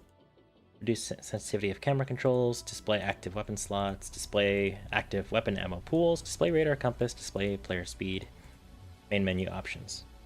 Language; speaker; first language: English; native; English